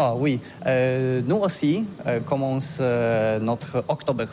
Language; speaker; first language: French; non-native, learner; Polish